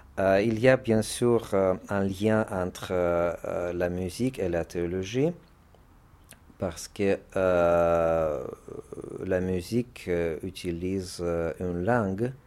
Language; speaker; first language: French; non-native, fluent; Russian